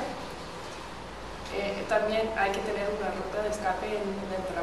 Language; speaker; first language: Spanish; non-native, fluent; English